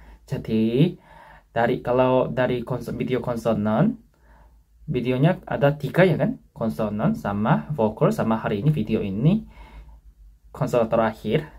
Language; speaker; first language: Indonesian; non-native, fluent; Korean